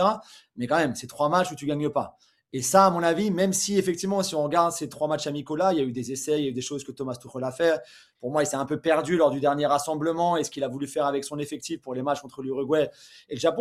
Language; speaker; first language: French; native; French